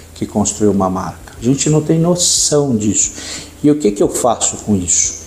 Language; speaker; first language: Portuguese; native; Portuguese